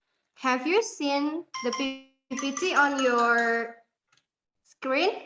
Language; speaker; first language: English; non-native, fluent; Indonesian